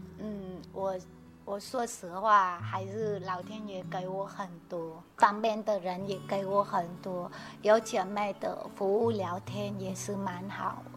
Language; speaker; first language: Chinese; non-native, fluent; Vietnamese